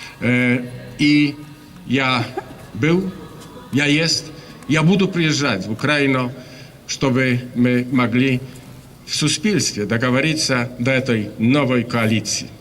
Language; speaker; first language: Russian; non-native, learner; Polish